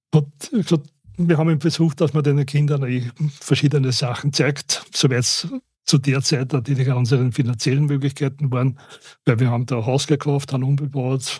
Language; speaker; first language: German; native; German